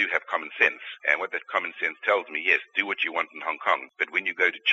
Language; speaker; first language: English; native; English